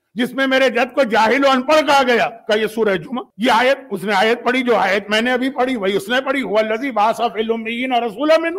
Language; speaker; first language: Urdu; native; Urdu